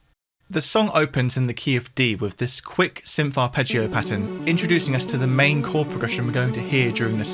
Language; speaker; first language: English; native; English